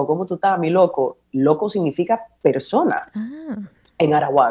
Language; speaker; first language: Spanish; native; Spanish